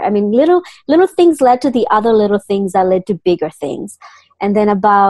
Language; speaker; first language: English; non-native, fluent; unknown